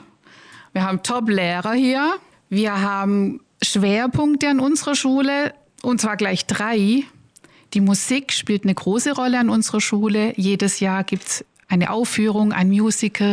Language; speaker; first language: German; native; German